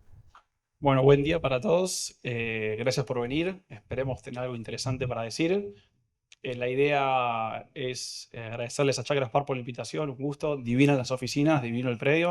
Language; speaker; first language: Spanish; native; Spanish